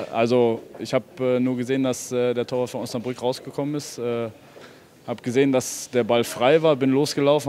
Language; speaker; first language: German; native; German